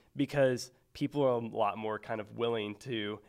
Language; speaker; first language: English; native; English